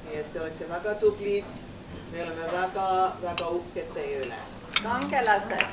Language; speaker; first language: Estonian; early bilingual, heritage; Estonian